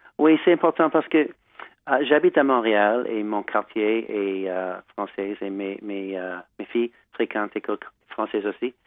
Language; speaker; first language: French; non-native, learner; English